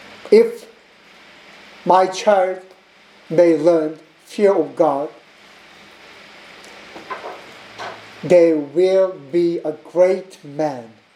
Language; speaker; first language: English; non-native, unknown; Korean